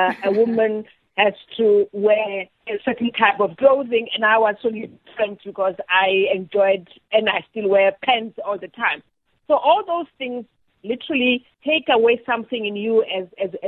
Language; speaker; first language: English; non-native, local second language; Southern Sotho